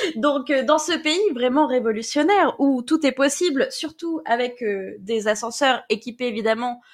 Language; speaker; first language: French; native; French